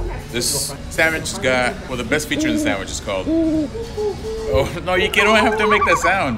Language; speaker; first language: English; early bilingual, other home language; Spanish